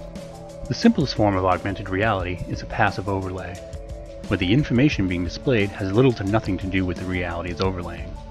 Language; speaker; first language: English; native; English